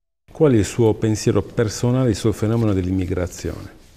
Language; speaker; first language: Italian; native; Italian